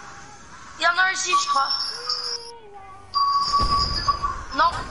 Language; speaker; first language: French; native; French